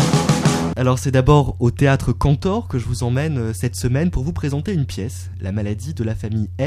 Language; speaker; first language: French; native; French